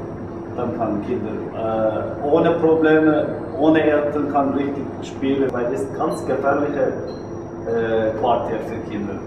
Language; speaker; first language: German; non-native, learner; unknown